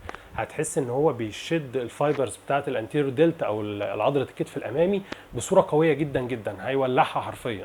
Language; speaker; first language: Arabic; native; Arabic